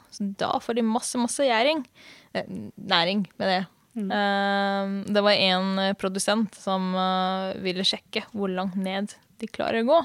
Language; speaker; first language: Norwegian; non-native, fluent; Hungarian